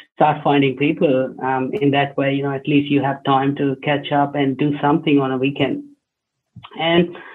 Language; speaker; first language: English; non-native, local second language; Hindi